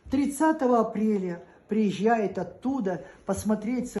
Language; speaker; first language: Russian; native; Russian